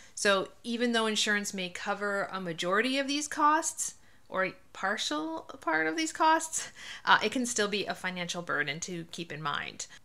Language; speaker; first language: English; native; English